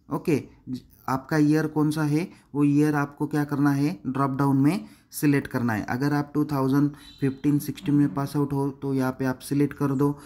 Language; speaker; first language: Hindi; non-native, local second language; Marathi